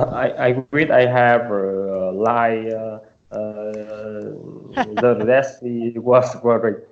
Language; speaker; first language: English; non-native, learner; Vietnamese